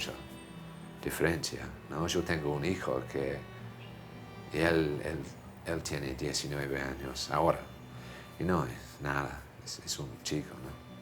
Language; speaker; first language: Spanish; non-native, fluent; English